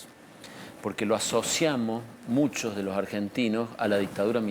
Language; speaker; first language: Spanish; native; Spanish